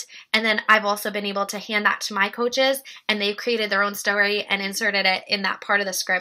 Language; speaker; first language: English; native; English